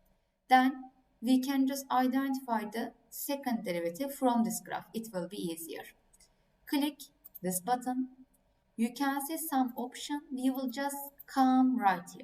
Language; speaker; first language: English; non-native, fluent; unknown